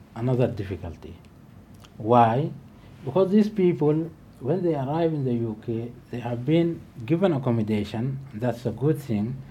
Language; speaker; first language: English; non-native, fluent; Arabic